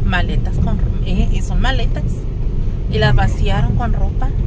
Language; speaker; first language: Spanish; native; Spanish